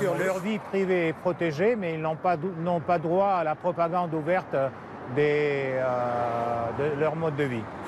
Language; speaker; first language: French; non-native, fluent; Russian